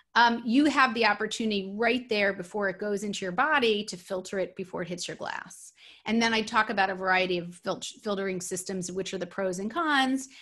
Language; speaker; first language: English; native; English